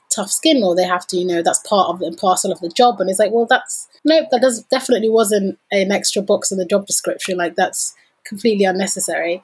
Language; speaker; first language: English; early bilingual, other home language; Danish